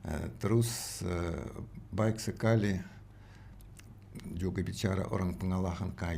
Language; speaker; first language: Indonesian; non-native, learner; Russian